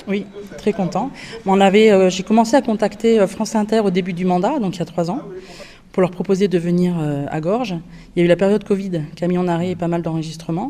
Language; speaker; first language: French; native; French